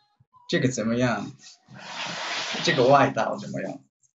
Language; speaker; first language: Chinese; non-native, learner; Japanese